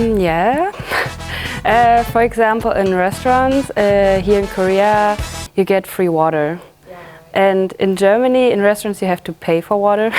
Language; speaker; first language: English; non-native, fluent; German